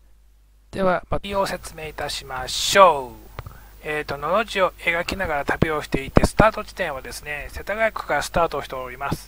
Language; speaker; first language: Japanese; native; Japanese